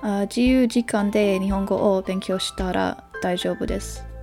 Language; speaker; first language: Japanese; non-native, learner; English